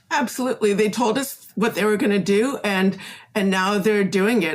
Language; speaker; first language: English; native; English